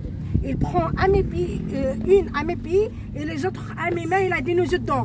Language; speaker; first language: French; non-native, learner; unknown